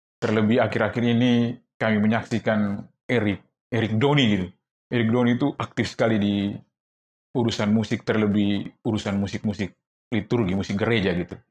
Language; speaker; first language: Indonesian; non-native, local second language; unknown